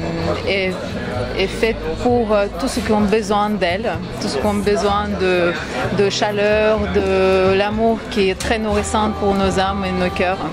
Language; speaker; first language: French; non-native, fluent; Russian